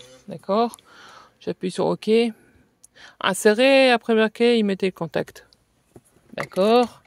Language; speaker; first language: French; native; French